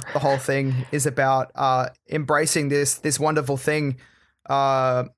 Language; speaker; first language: English; native; English